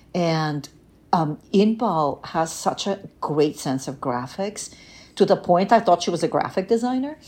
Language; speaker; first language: English; early bilingual, other home language; Bulgarian